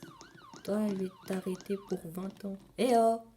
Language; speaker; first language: French; native; French